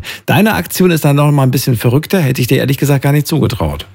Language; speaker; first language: German; native; German